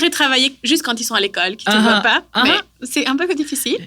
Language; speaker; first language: French; native; French